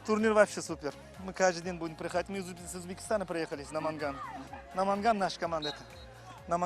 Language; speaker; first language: Russian; non-native, fluent; Uzbek